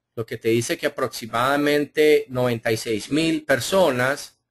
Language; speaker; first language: Spanish; early bilingual, heritage; Spanish